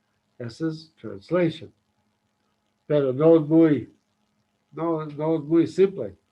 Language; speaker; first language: Spanish; non-native, learner; English